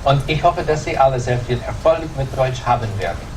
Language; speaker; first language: German; non-native, fluent; English